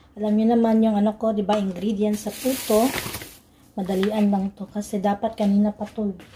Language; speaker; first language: Filipino; non-native, local second language; Cebuano